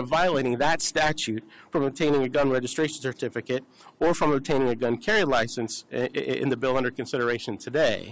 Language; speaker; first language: English; native; English